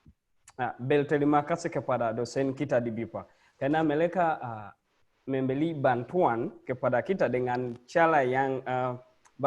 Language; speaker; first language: Indonesian; non-native, learner; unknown